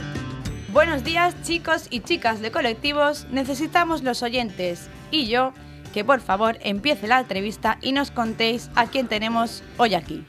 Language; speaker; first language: Spanish; native; Spanish